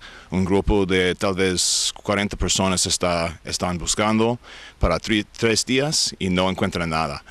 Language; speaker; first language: Spanish; non-native, learner; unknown